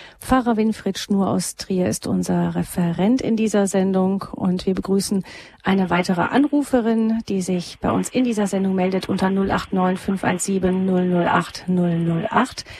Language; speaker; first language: German; native; German